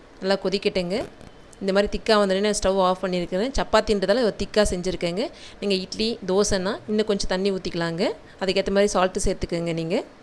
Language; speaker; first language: Tamil; native; Tamil